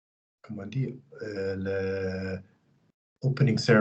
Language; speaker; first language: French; non-native, learner; English